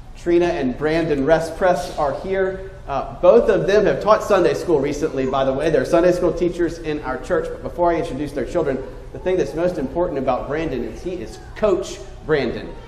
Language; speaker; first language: English; native; English